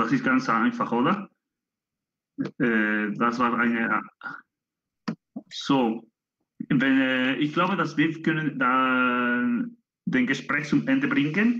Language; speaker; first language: German; non-native, learner; Spanish